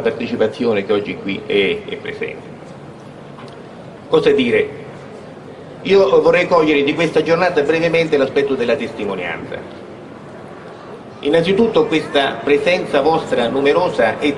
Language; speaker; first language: Italian; native; Italian